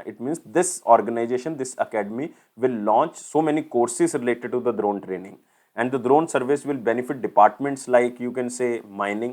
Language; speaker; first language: English; non-native, local second language; Hindi